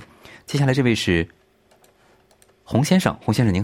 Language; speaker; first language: Chinese; native; Chinese